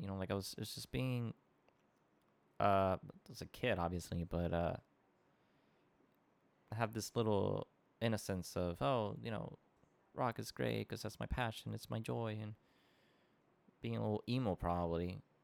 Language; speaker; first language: English; non-native, local second language; Spanish